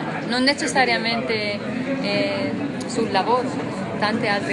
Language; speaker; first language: Italian; non-native, fluent; Spanish